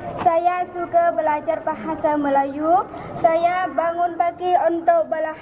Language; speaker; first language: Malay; non-native, learner; Western Cham